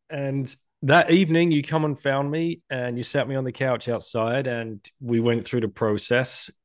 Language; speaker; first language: English; native; English